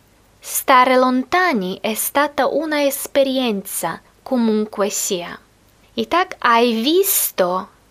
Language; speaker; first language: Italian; non-native, fluent; Russian